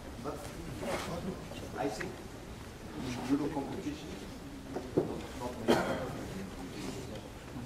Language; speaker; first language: English; non-native, learner; German